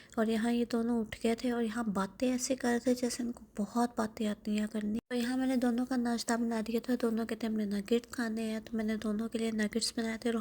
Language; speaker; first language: Urdu; native; Urdu